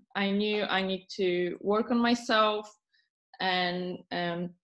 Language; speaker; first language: English; non-native, fluent; Polish